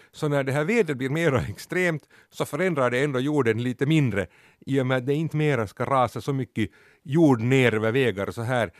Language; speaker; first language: Swedish; native; Swedish